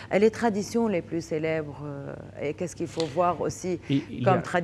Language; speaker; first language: French; non-native, local second language; Arabic